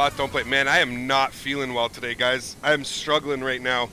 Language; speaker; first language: English; native; English